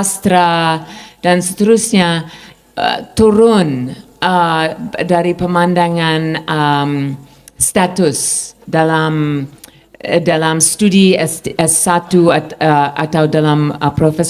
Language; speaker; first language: Indonesian; non-native, fluent; English